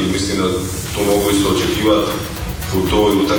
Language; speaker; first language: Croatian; early bilingual, heritage; Croatian